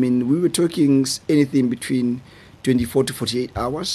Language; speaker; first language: English; non-native, local second language; Southern Sotho